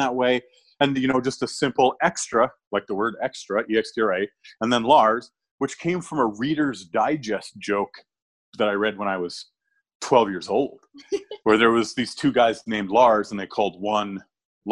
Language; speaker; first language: English; native; English